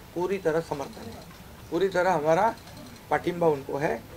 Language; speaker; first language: Hindi; non-native, local second language; Marathi